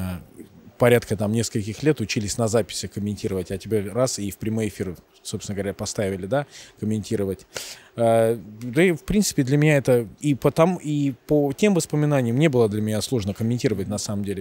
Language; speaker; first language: Russian; native; Russian